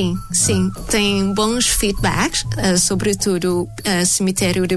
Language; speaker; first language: Portuguese; non-native, fluent; Thai